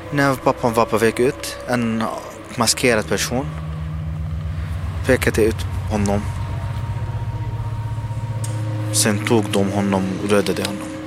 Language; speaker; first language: Swedish; non-native, fluent; Arabic